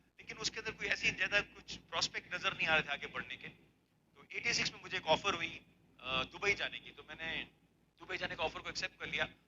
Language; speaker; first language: Hindi; native; Hindi